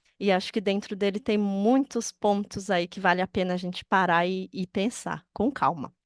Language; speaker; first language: Portuguese; native; Portuguese